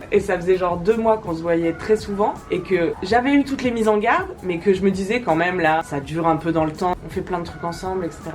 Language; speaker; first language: French; native; French